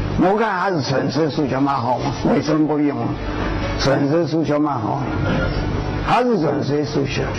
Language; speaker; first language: Chinese; non-native, local second language; Wu Chinese